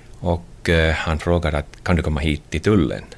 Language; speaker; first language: Swedish; non-native, local second language; Finnish